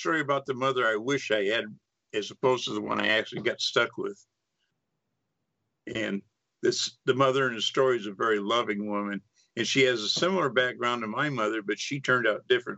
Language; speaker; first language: English; native; English